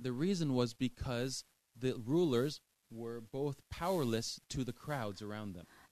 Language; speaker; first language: English; native; English